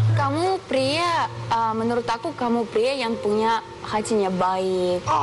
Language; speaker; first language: Indonesian; non-native, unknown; Russian